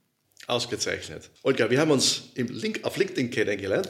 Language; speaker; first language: German; native; German